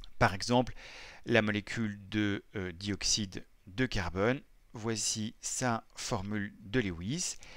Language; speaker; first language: French; native; French